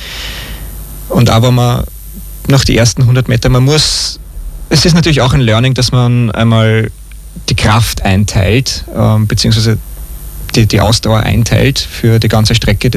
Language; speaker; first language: German; native; German